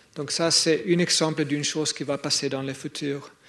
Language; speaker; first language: French; non-native, fluent; English